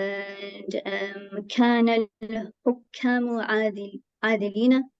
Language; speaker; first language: Arabic; non-native, learner; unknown